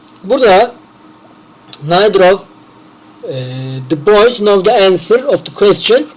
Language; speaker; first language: English; non-native, learner; Turkish